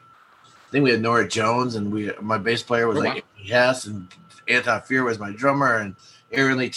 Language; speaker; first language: English; native; English